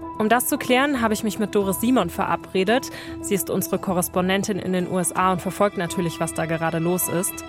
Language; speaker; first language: German; native; German